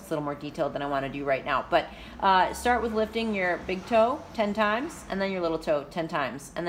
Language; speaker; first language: English; native; English